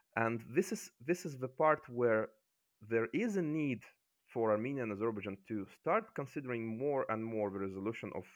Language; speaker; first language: English; non-native, fluent; Azerbaijani